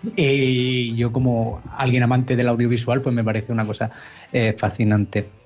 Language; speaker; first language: Spanish; native; Spanish